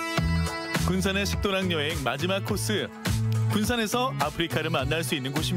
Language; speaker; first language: Korean; native; Korean